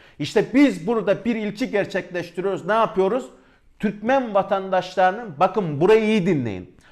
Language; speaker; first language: Turkish; native; Turkish